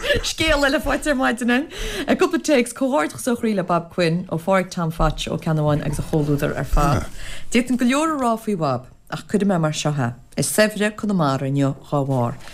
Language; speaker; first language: Irish; native; Irish